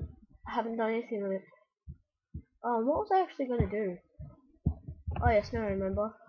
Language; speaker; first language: English; native; English